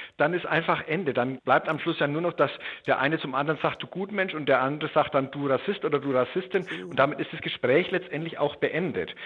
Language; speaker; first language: German; native; German